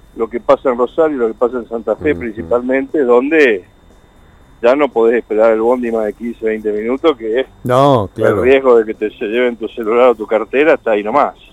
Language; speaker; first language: Spanish; native; Spanish